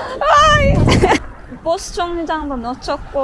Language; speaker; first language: Korean; non-native, fluent; Turkmen